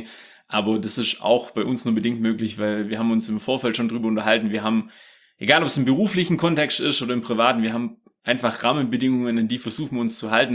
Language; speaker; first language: German; native; German